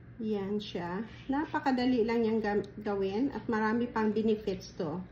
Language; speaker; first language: Filipino; non-native, local second language; Cebuano